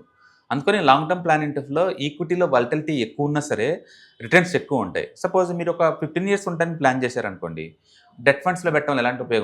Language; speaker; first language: Telugu; native; Telugu